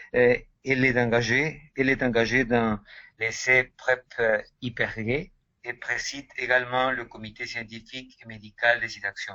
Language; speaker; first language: French; non-native, fluent; Spanish